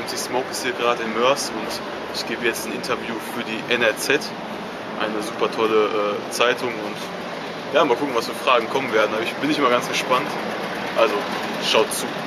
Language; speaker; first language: German; native; German